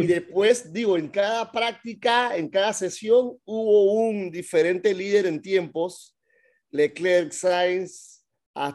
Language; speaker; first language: Spanish; native; Spanish